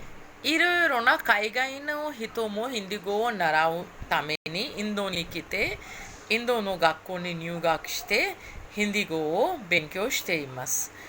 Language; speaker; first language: Japanese; non-native, fluent; Hindi